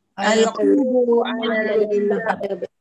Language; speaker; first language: Arabic; non-native, learner; Malay